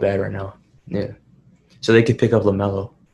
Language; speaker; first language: English; native; English